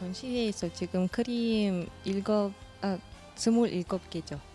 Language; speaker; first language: Korean; non-native, fluent; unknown